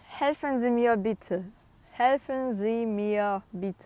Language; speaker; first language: German; non-native, fluent; Ukrainian